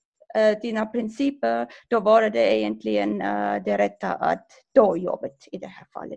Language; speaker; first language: Swedish; non-native, fluent; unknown